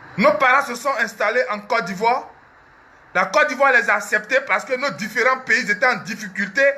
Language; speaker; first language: French; early bilingual, other home language; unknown